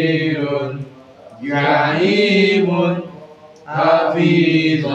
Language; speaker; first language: Arabic; non-native, learner; Indonesian